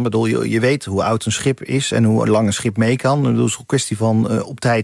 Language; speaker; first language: Dutch; native; Dutch